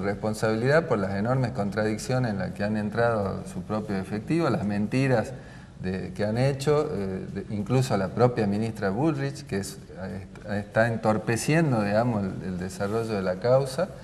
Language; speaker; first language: Spanish; native; Spanish